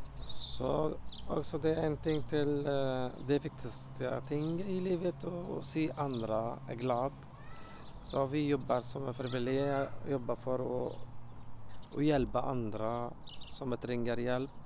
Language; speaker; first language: Norwegian; non-native, learner; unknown